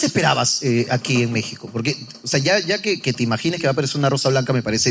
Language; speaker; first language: Spanish; native; Spanish